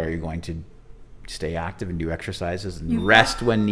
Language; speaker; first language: English; native; English